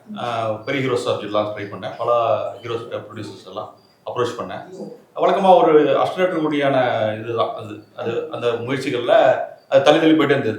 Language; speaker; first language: Tamil; native; Tamil